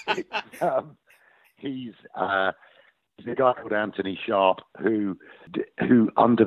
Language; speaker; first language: English; native; English